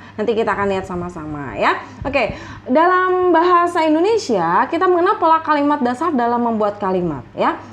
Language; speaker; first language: Indonesian; native; Indonesian